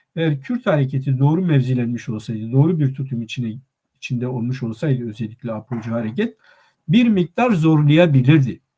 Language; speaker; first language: Turkish; non-native, local second language; Kurdish